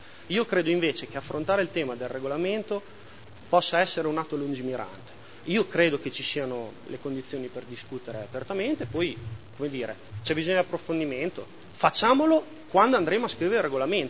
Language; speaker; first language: Italian; native; Italian